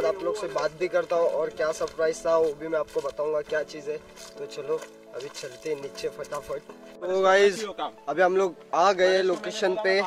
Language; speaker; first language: Hindi; non-native, local second language; Marathi